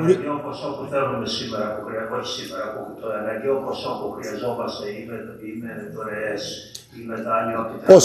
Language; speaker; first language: Greek; early bilingual, heritage; Greek